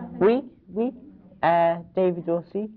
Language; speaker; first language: French; non-native, learner; English